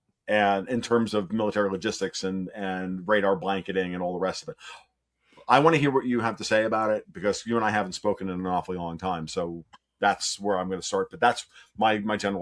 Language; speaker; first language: English; native; English